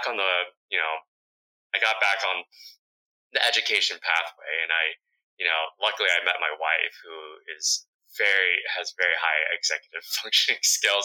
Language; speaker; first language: English; early bilingual, other home language; Vietnamese